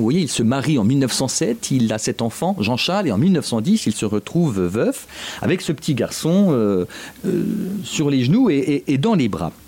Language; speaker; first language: French; native; French